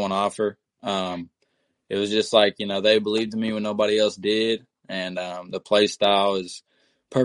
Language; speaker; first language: English; native; English